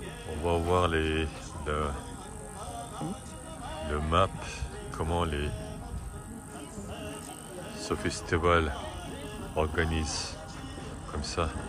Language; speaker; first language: French; non-native, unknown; Mongolian